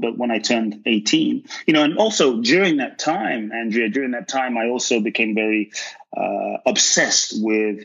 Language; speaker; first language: English; native; English